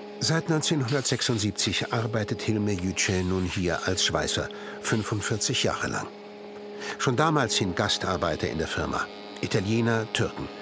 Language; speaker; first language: German; native; German